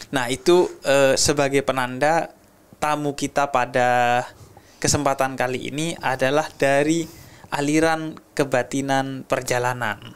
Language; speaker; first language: Indonesian; native; Indonesian